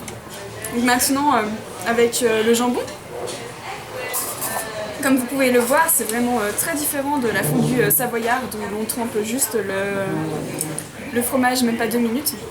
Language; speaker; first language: French; non-native, fluent; Chinese